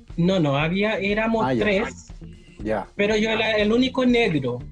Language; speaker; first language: Spanish; non-native, fluent; Haitian Creole